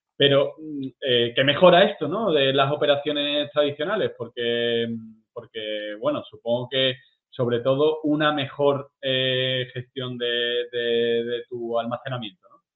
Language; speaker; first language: Spanish; native; Spanish